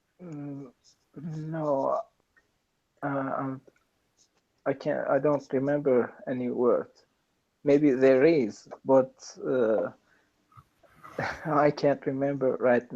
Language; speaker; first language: English; non-native, learner; Persian